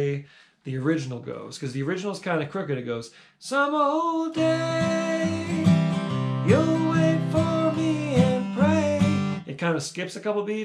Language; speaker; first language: English; native; English